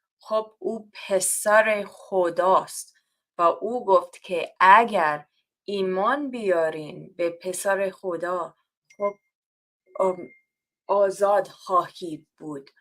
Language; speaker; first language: Persian; non-native, learner; English